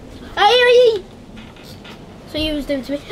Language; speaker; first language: English; native; English